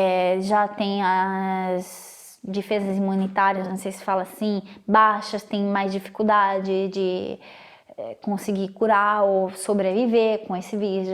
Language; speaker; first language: Portuguese; non-native, fluent; Italian